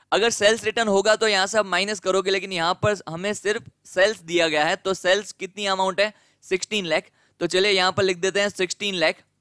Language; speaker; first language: Hindi; non-native, local second language; Gujarati